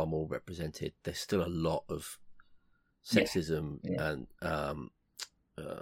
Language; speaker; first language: English; native; English